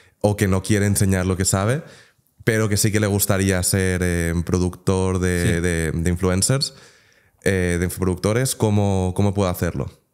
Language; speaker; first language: Spanish; native; Spanish